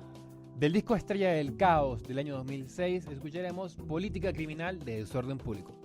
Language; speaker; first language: Spanish; native; Spanish